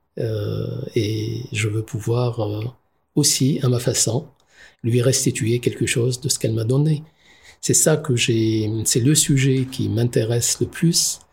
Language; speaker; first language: French; non-native, local second language; Arabic